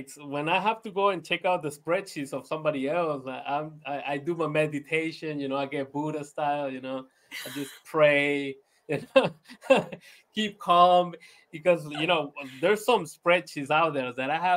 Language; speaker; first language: English; non-native, fluent; Spanish